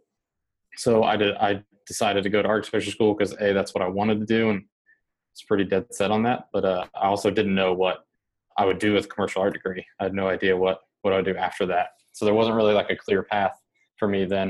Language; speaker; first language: English; native; English